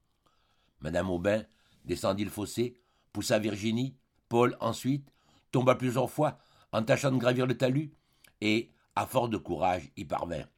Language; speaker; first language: French; native; French